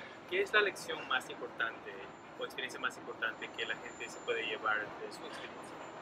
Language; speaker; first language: Spanish; early bilingual, other home language; English